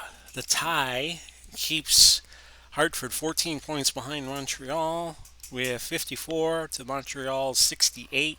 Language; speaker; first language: English; native; English